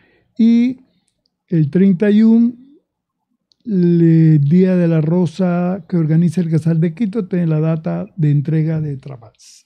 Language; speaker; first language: Catalan; non-native, learner; Spanish